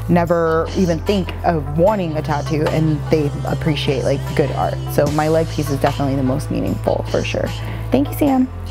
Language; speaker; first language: English; native; English